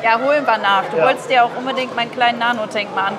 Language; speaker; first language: German; native; German